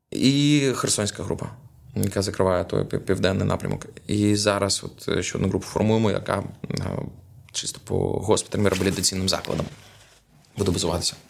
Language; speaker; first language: Ukrainian; non-native, local second language; Russian